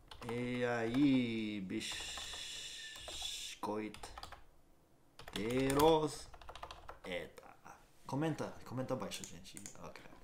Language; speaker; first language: Portuguese; non-native, fluent; English